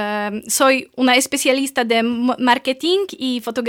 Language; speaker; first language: Spanish; non-native, fluent; Polish